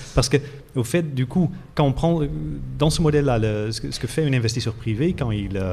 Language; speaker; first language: French; non-native, fluent; Dutch